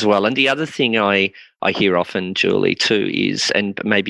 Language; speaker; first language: English; native; English